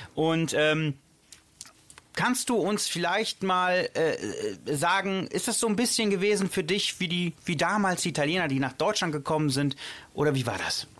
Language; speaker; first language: German; early bilingual, other home language; Italian